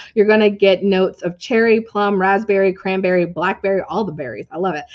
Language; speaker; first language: English; native; English